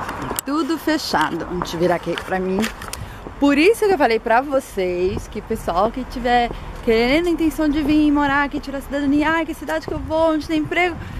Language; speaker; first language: Portuguese; native; Portuguese